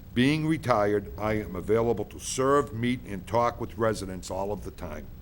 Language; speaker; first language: English; native; English